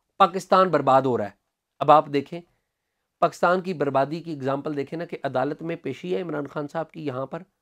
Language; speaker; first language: Urdu; non-native, local second language; Punjabi